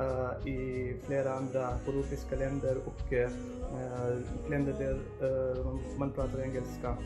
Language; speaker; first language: Swedish; non-native, fluent; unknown